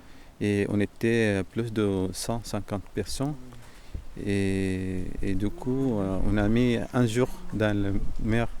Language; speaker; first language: French; non-native, fluent; Arabic